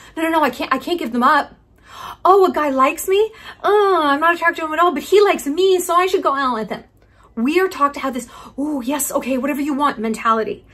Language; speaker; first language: English; native; English